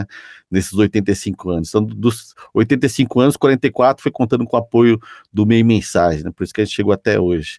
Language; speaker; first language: Portuguese; native; Portuguese